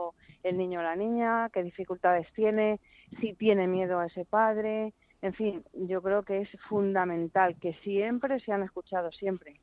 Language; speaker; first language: Spanish; native; Spanish